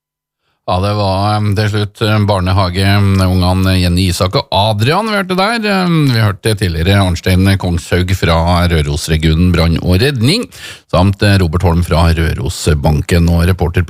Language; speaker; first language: Norwegian; native; Norwegian